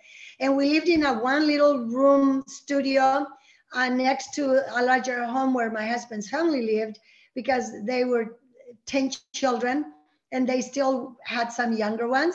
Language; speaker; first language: English; early bilingual, other home language; Spanish